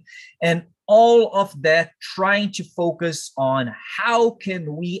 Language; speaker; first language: English; non-native, fluent; Portuguese